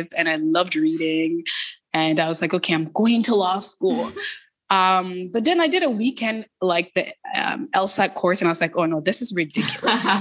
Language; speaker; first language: English; early bilingual, other home language; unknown